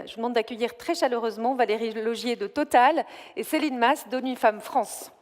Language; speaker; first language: French; native; French